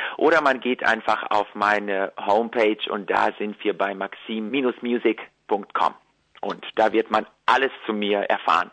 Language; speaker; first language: German; early bilingual, other home language; Russian